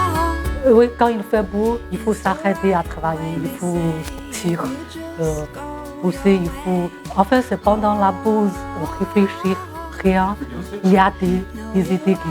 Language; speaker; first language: French; non-native, fluent; Chinese